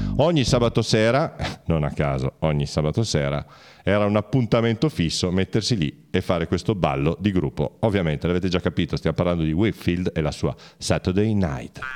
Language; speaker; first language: Italian; native; Italian